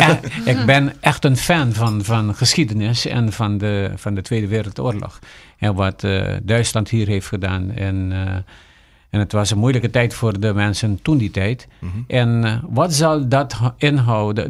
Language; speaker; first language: Dutch; non-native, local second language; Papiamento